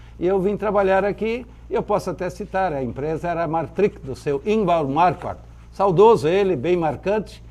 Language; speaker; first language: Portuguese; native; Portuguese